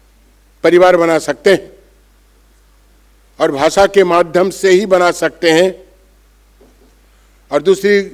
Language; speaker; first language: Hindi; non-native, local second language; Bangla